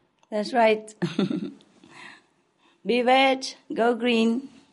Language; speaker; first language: English; non-native, fluent; Vietnamese